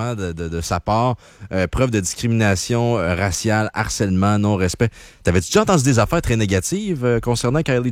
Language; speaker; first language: French; native; French